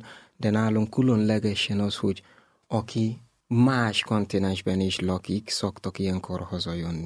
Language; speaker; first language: Hungarian; non-native, learner; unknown